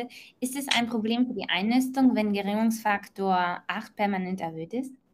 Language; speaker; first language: German; native; German